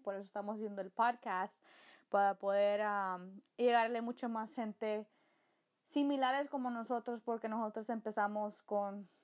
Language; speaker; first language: Spanish; early bilingual, heritage; Spanish